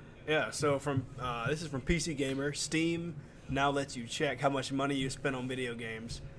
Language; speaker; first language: English; native; English